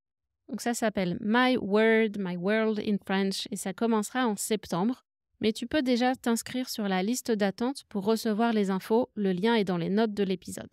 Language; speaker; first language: French; native; French